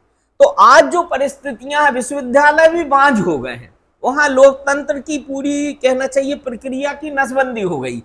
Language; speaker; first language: Hindi; native; Hindi